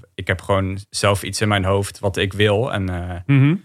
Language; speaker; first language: Dutch; native; Dutch